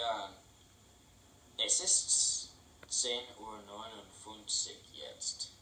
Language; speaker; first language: German; non-native, learner; English